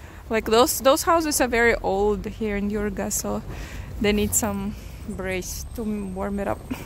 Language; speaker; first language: English; non-native, fluent; Russian